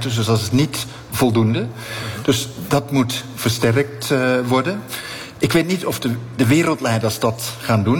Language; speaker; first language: Dutch; native; Dutch